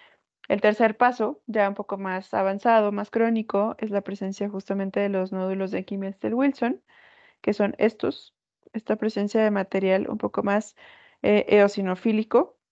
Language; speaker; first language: Spanish; native; Spanish